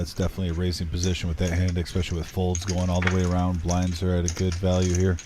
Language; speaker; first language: English; native; English